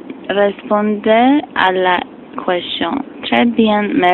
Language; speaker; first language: French; non-native, fluent; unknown